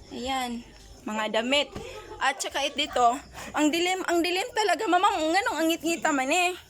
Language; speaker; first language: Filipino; non-native, local second language; Cebuano